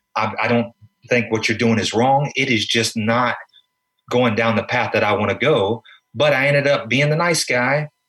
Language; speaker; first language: English; native; English